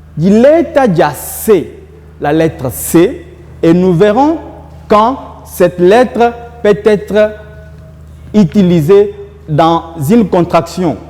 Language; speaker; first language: French; non-native, local second language; Luba-Lulua